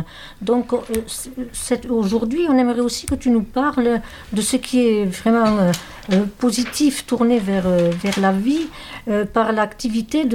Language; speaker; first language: French; native; French